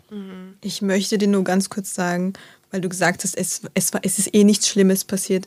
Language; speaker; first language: German; early bilingual, other home language; Turkish